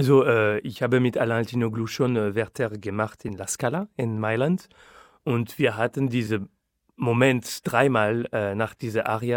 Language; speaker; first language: German; non-native, fluent; French